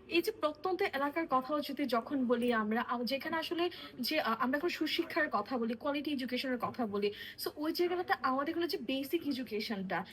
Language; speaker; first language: Bangla; non-native, local second language; Marma